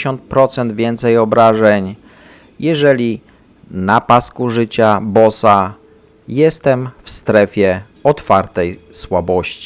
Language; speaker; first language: Polish; native; Polish